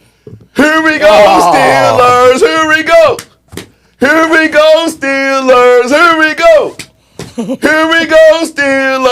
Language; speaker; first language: English; native; English